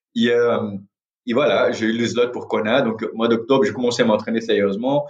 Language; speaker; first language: French; non-native, fluent; Portuguese